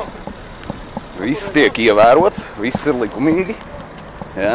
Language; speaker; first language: Latvian; native; Latvian